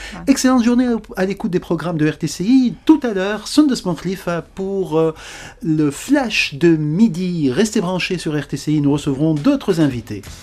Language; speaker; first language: French; non-native, local second language; Arabic